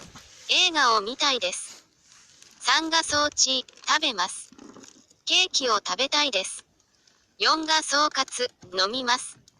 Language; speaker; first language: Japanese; non-native, fluent; Chinese